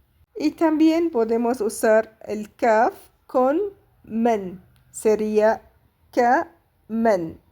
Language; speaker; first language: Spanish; non-native, fluent; Arabic